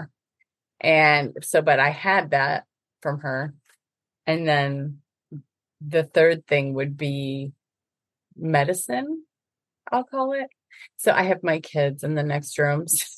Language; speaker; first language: English; native; English